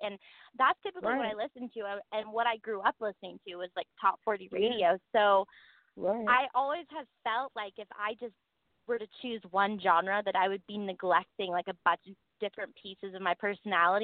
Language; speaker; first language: English; native; English